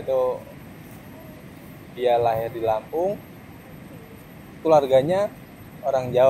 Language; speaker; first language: Indonesian; non-native, fluent; German